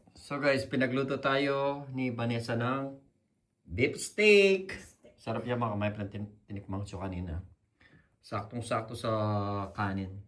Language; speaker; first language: Filipino; native; Filipino